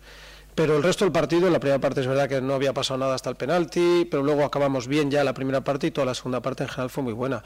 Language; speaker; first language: Spanish; native; Spanish